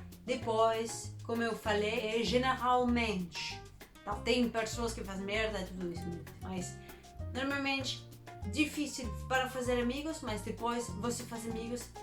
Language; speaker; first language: Portuguese; non-native, learner; Danish